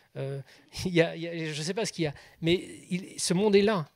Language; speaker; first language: French; native; French